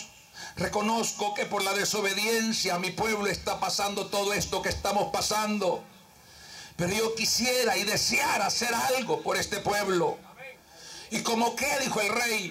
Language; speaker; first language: Spanish; native; Spanish